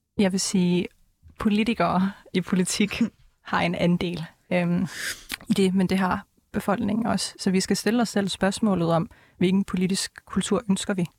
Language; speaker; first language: Danish; early bilingual, other home language; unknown